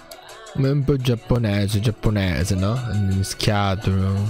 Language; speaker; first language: Italian; non-native, learner; Japanese